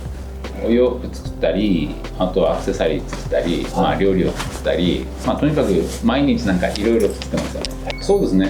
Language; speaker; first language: Japanese; native; Japanese